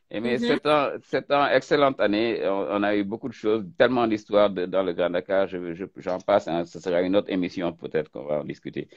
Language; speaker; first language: French; non-native, local second language; Wolof